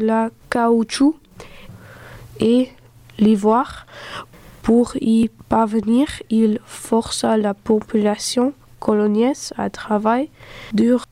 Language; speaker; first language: French; early bilingual, other home language; Dutch